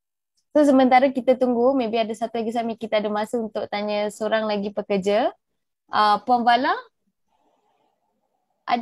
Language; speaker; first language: Malay; native; Malay